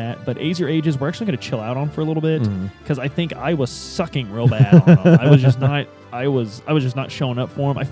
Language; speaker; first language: English; native; English